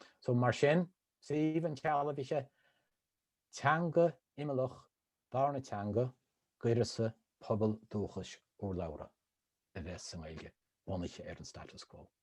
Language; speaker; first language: Irish; native; Irish